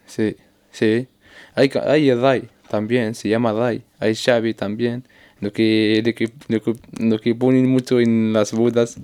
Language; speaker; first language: Spanish; non-native, learner; Arabic